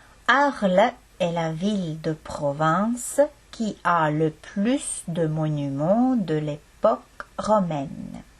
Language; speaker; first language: French; non-native, fluent; Estonian